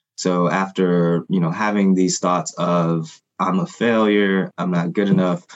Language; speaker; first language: English; non-native, fluent; Haitian Creole